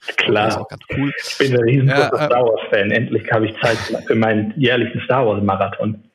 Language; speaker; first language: German; native; German